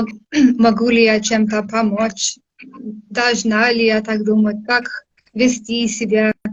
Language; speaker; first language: Russian; non-native, fluent; English